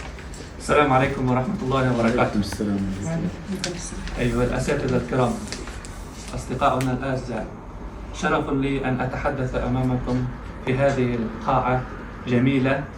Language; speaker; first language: Arabic; non-native, fluent; Kazakh